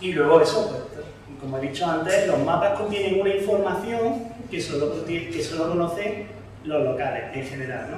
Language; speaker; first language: Spanish; native; Spanish